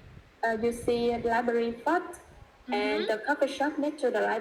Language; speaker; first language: English; non-native, learner; Vietnamese